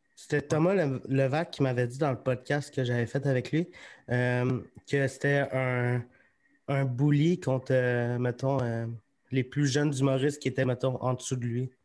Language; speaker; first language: French; native; French